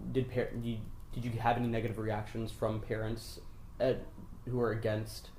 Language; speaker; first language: English; native; English